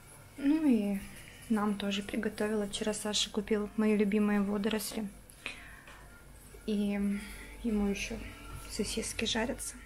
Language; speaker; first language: Russian; native; Russian